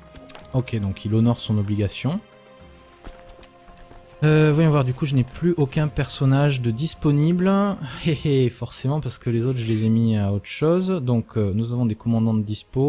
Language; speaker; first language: French; native; French